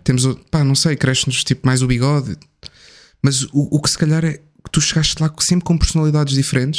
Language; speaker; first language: Portuguese; native; Portuguese